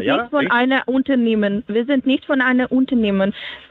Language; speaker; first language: German; non-native, learner; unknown